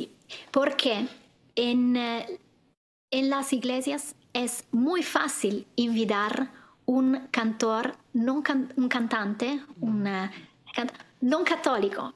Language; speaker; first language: Spanish; non-native, fluent; Italian